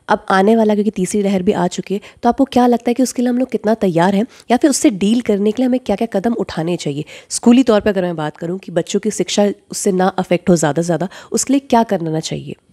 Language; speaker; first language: Hindi; native; Hindi